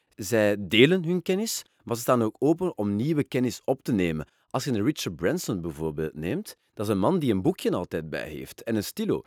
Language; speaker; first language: Dutch; non-native, local second language; French